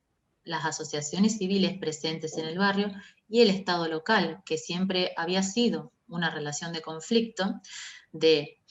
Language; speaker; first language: Spanish; native; Spanish